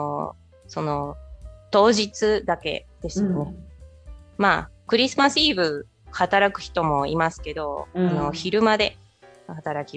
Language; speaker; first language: Japanese; non-native, fluent; Spanish